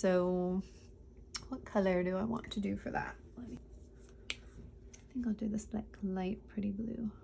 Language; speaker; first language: English; native; English